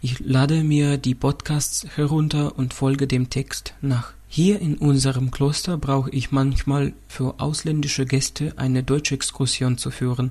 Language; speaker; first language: German; non-native, fluent; Russian